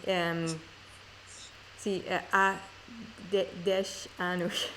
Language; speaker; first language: Portuguese; non-native, learner; English